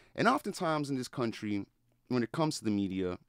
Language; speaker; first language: English; native; English